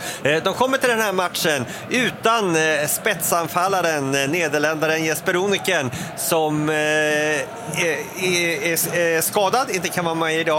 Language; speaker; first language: Swedish; native; Swedish